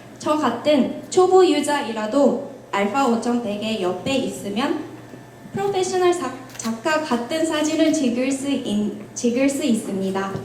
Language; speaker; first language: Korean; non-native, fluent; Japanese